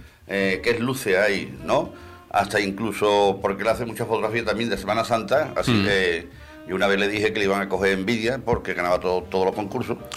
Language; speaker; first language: Spanish; native; Spanish